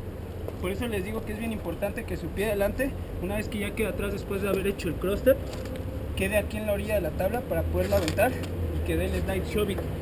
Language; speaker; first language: Spanish; native; Spanish